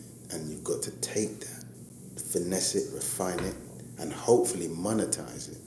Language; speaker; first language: English; native; English